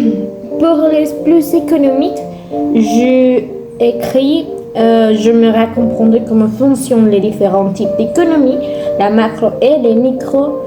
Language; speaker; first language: French; non-native, learner; Spanish